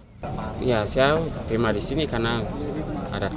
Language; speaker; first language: Indonesian; non-native, fluent; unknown